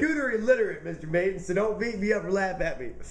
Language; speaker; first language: English; native; English